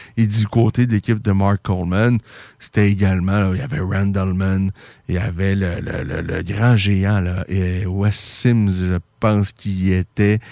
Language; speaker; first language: French; native; French